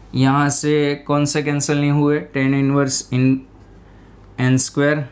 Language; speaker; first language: Hindi; non-native, local second language; Gujarati